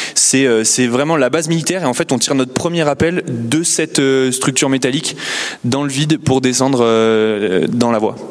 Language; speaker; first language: French; native; French